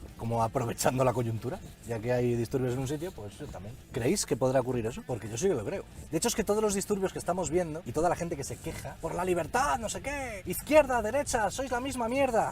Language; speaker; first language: Spanish; native; Spanish